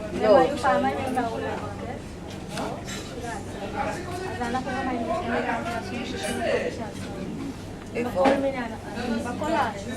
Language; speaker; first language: Hebrew; non-native, fluent; Marathi